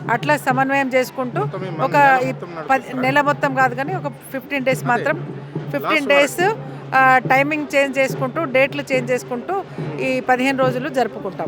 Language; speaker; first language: Telugu; non-native, local second language; Lambadi